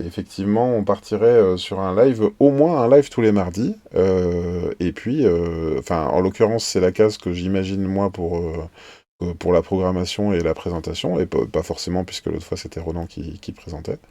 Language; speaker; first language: French; native; French